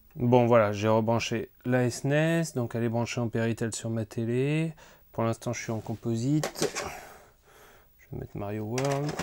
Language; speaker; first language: French; native; French